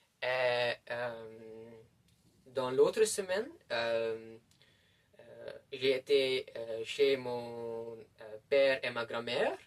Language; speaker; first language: French; non-native, learner; Dutch